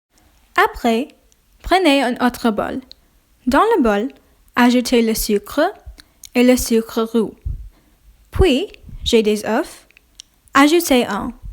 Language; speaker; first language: French; non-native, learner; English